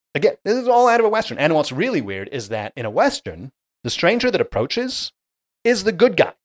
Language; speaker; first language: English; native; English